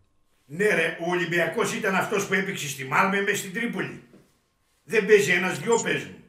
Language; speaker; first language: Greek; native; Greek